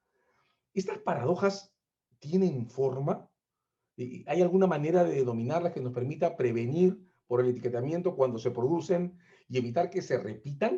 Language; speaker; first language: Spanish; native; Spanish